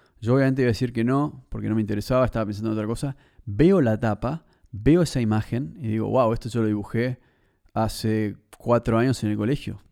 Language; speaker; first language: Spanish; native; Spanish